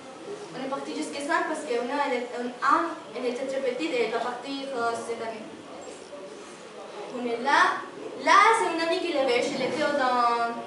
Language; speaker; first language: French; non-native, learner; Spanish